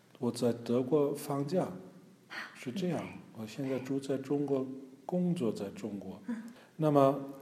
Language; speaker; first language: Chinese; non-native, fluent; German